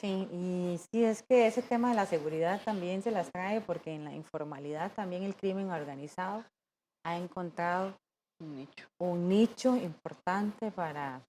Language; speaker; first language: Spanish; native; Spanish